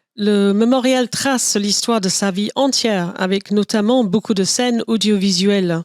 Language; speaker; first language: French; non-native, fluent; English